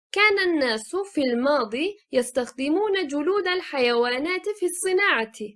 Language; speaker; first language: Arabic; non-native, fluent; Turkish